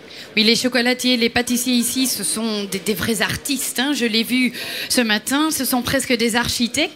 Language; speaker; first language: French; native; French